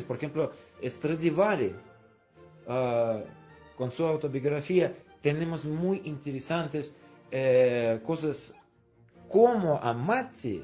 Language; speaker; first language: Spanish; non-native, fluent; Russian